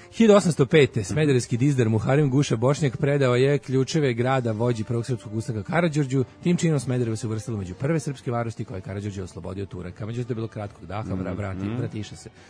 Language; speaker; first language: Serbian; native; Serbian